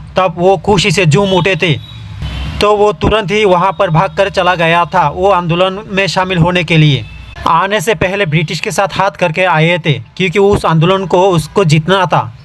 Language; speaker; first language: Hindi; non-native, local second language; Bangla